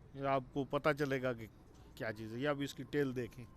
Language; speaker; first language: Urdu; non-native, local second language; Punjabi